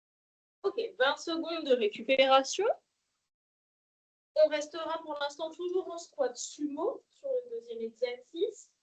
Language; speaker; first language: French; native; French